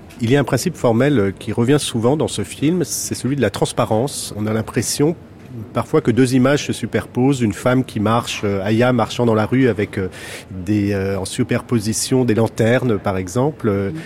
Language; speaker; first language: French; native; French